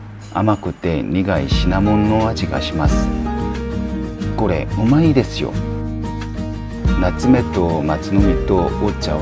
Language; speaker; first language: Japanese; non-native, learner; Korean